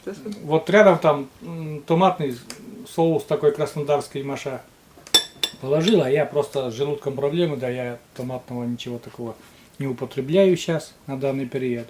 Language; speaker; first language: Russian; native; Russian